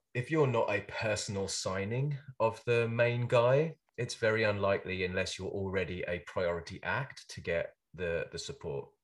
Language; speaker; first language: English; native; English